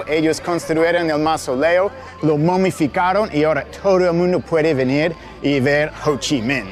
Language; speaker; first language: Spanish; non-native, fluent; English